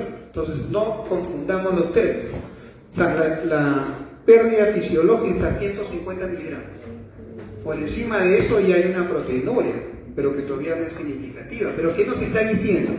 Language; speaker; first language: Spanish; native; Spanish